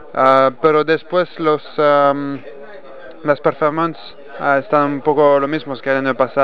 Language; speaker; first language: Spanish; non-native, fluent; French